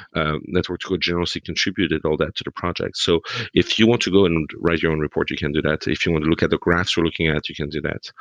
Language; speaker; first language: English; non-native, fluent; French